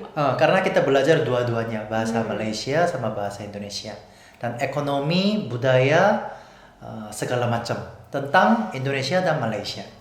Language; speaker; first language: Indonesian; non-native, fluent; Korean